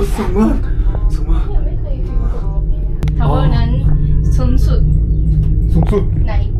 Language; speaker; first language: Thai; non-native, learner; Japanese